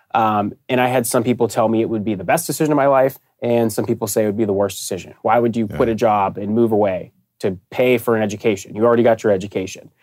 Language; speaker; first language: English; native; English